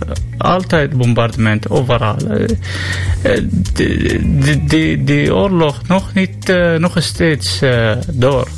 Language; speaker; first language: Dutch; non-native, learner; Arabic